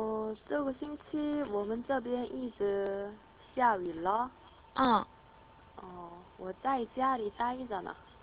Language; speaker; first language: Chinese; non-native, learner; Korean